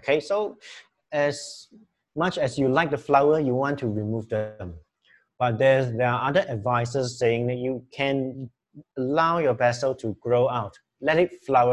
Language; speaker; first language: English; non-native, local second language; Chinese